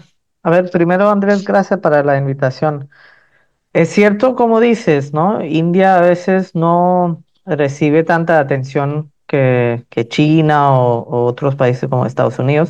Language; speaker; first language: Spanish; non-native, fluent; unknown